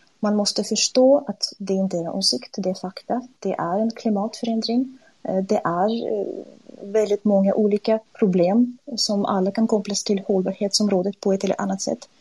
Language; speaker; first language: Swedish; non-native, fluent; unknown